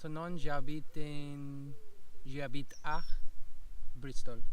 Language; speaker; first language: French; non-native, learner; English